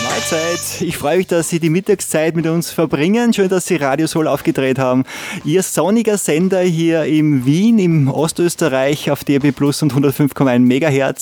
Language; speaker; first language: German; native; German